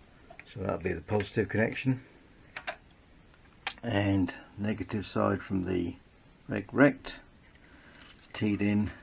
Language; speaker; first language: English; native; English